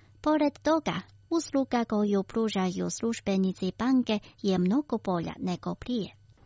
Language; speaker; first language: Croatian; non-native, fluent; Chinese